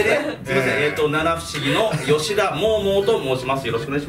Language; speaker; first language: Japanese; native; Japanese